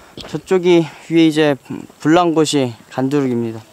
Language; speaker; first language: Korean; native; Korean